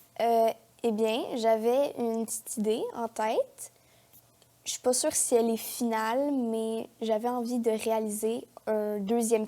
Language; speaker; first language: French; native; French